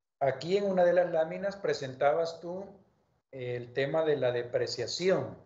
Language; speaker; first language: Spanish; native; Spanish